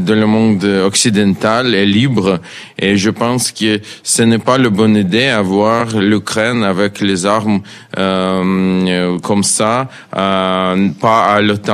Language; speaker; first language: French; non-native, learner; Ukrainian